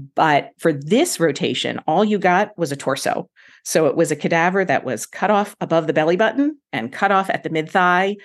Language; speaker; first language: English; native; English